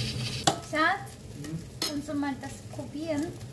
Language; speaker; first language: German; non-native, learner; Korean